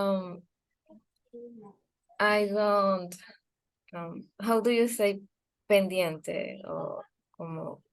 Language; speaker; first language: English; non-native, learner; Spanish